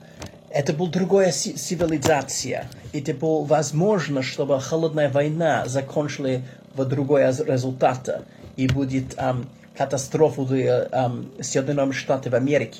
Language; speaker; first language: Russian; non-native, learner; English